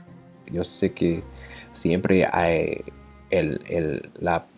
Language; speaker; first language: Spanish; non-native, learner; English